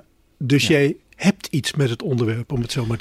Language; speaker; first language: Dutch; native; Dutch